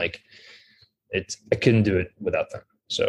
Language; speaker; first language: English; non-native, fluent; Greek